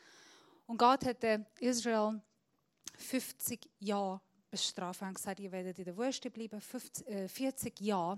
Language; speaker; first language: German; non-native, fluent; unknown